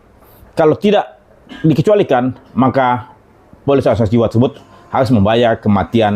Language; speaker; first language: Indonesian; native; Indonesian